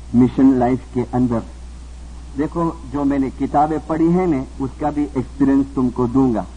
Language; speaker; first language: Hindi; non-native, local second language; Gujarati